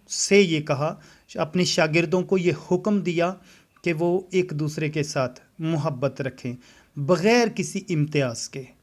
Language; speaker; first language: Urdu; non-native, local second language; Punjabi